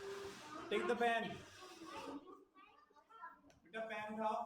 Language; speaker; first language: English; non-native, local second language; Hindi